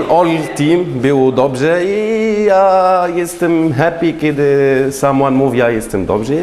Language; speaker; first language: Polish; non-native, learner; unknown